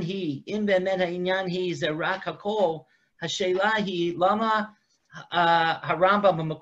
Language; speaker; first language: Hebrew; non-native, fluent; English